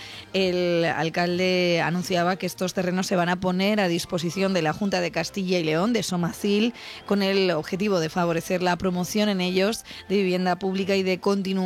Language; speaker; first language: Spanish; native; Spanish